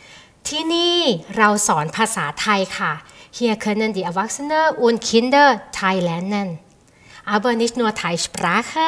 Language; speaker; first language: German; non-native, fluent; Thai